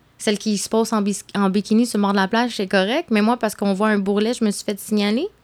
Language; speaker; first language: French; native; French